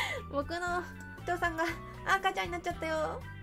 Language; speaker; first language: Japanese; native; Japanese